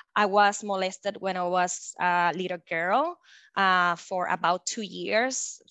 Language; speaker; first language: English; non-native, fluent; Spanish